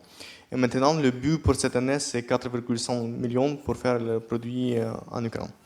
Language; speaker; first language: French; non-native, fluent; Ukrainian